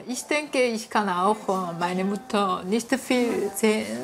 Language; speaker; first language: German; non-native, learner; Korean